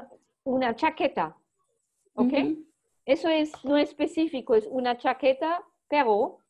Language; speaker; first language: Spanish; non-native, fluent; German